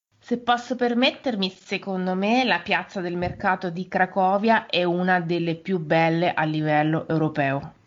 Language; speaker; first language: Italian; native; Italian